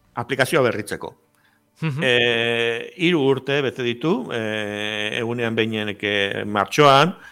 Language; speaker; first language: Basque; native; Basque